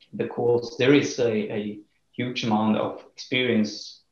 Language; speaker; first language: English; non-native, fluent; Swedish